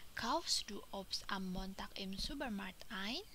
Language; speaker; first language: German; non-native, fluent; Indonesian